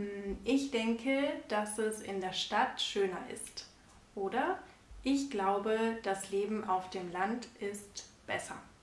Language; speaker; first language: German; non-native, fluent; Spanish